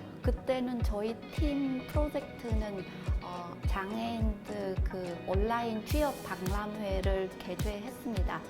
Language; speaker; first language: Korean; non-native, learner; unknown